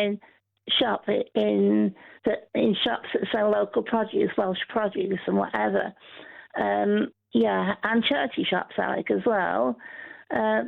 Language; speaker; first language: English; native; English